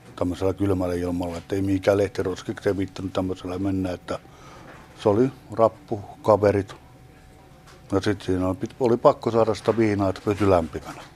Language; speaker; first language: Finnish; native; Finnish